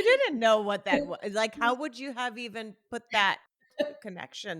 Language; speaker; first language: English; native; English